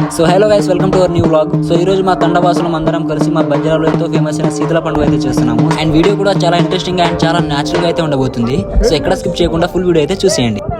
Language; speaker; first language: Telugu; non-native, local second language; Lambadi